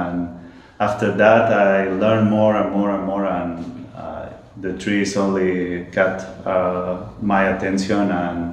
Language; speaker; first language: English; non-native, learner; Spanish